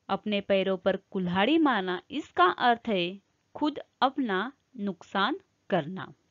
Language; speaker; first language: Hindi; non-native, local second language; Marathi